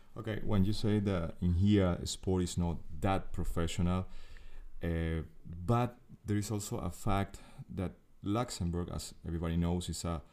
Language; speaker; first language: English; non-native, fluent; Spanish